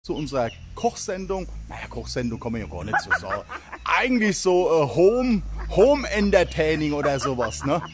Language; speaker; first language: German; native; German